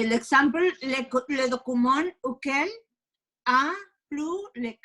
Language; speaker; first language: French; non-native, learner; Spanish